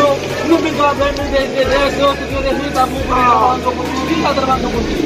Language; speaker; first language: Spanish; non-native, learner; Haitian Creole